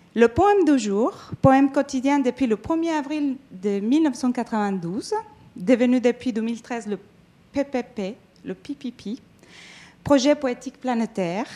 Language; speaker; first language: French; non-native, fluent; Spanish